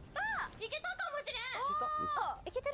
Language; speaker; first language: Japanese; native; Japanese